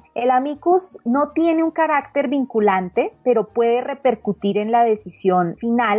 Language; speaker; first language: Spanish; native; Spanish